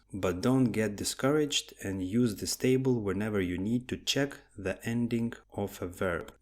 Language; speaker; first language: English; non-native, fluent; Lithuanian